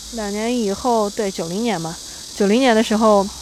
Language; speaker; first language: Chinese; native; Chinese